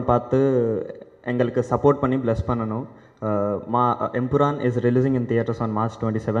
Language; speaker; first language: Tamil; non-native, learner; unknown